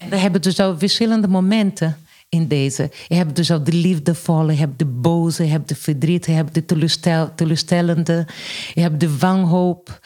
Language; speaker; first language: Dutch; non-native, fluent; Portuguese